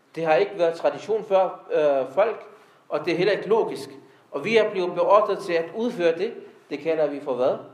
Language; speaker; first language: Danish; early bilingual, other home language; Arabic